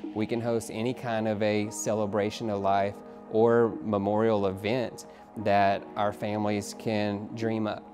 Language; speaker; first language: English; native; English